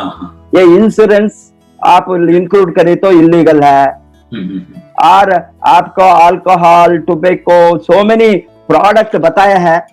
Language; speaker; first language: Hindi; non-native, local second language; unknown